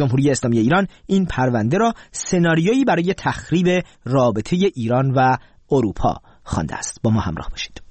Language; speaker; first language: Persian; native; Persian